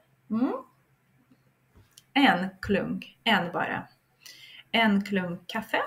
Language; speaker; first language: Swedish; non-native, fluent; Russian